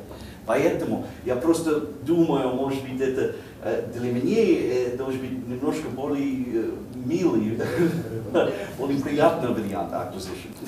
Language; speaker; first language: Russian; non-native, learner; English